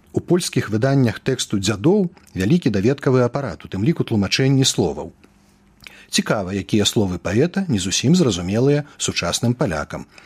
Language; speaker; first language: Belarusian; native; Belarusian